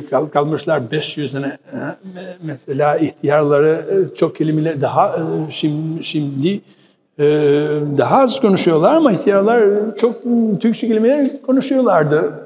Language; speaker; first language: Turkish; non-native, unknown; Albanian